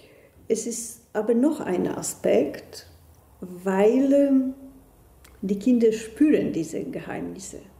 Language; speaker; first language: German; non-native, fluent; Polish